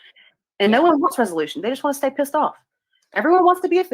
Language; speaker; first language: English; native; English